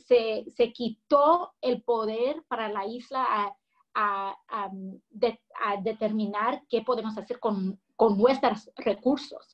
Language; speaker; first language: Spanish; early bilingual, heritage; English